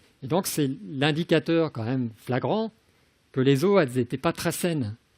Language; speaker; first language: French; native; French